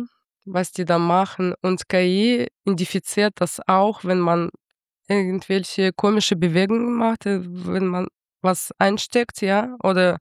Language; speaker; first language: German; non-native, fluent; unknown